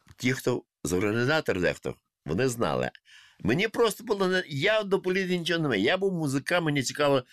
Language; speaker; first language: Ukrainian; non-native, local second language; Russian